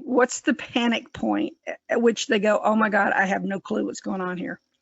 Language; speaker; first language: English; native; English